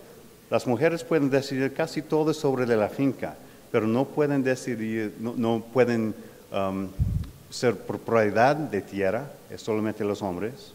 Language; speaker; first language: Spanish; non-native, fluent; English